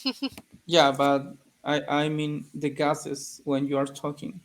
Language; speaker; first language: English; non-native, learner; Spanish